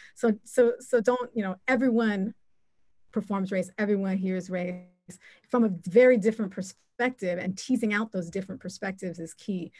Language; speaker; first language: English; native; English